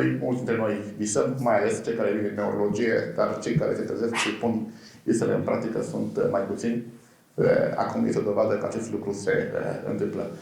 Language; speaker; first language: Romanian; native; Romanian